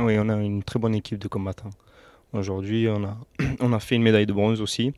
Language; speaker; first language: French; native; French